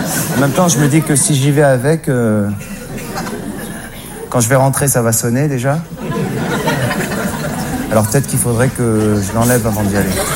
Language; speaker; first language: French; native; French